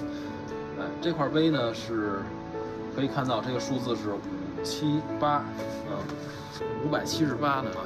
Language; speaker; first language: Chinese; native; Chinese